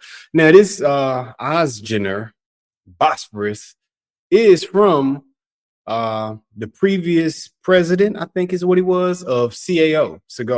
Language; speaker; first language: English; native; English